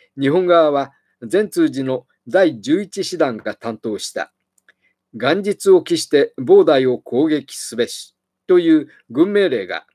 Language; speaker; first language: Japanese; native; Japanese